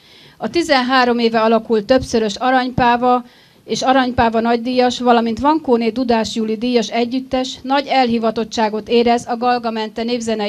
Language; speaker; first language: Hungarian; native; Hungarian